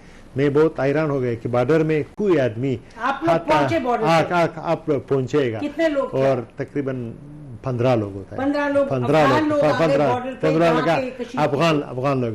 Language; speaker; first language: Hindi; non-native, learner; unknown